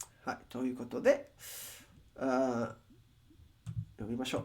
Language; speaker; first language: Japanese; non-native, learner; Spanish